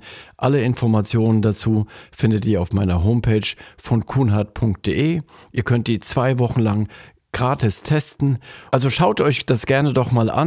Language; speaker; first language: German; native; German